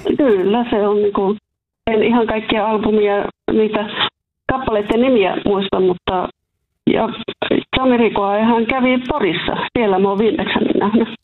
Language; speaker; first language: Finnish; native; Finnish